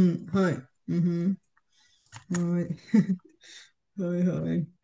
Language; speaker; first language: Japanese; non-native, learner; Bulgarian